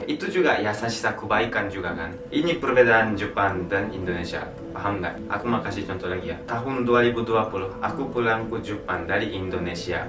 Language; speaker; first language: Indonesian; non-native, fluent; Japanese